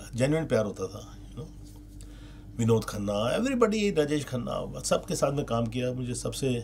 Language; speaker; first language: Hindi; native; Hindi